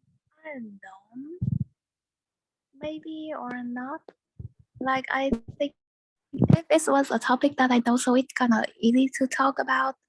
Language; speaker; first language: English; non-native, learner; Vietnamese